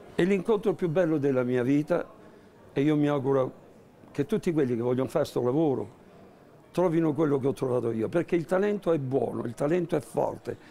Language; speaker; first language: Italian; native; Italian